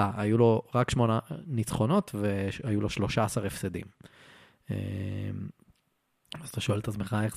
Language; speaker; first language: Hebrew; native; Hebrew